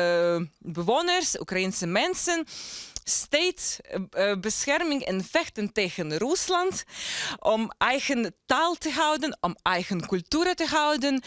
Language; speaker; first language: Dutch; non-native, learner; Ukrainian